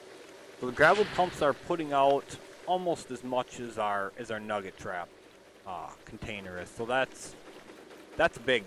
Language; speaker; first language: English; native; English